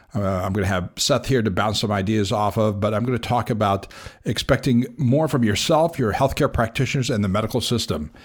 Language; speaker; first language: English; native; English